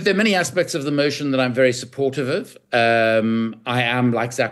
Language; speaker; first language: English; native; English